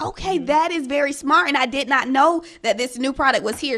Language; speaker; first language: English; native; English